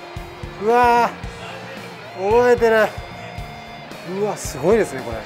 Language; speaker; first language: Japanese; native; Japanese